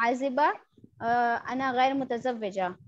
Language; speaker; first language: Arabic; non-native, learner; Urdu